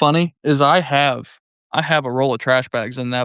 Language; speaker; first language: English; native; English